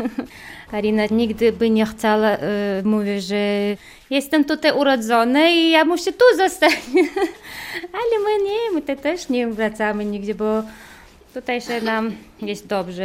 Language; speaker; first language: Polish; non-native, learner; Chechen